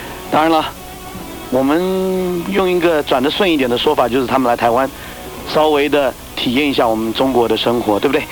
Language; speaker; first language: Chinese; native; Chinese